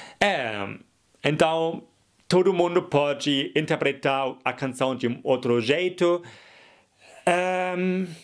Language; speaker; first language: Portuguese; non-native, fluent; German